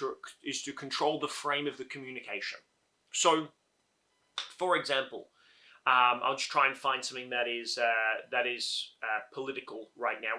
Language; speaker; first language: English; native; English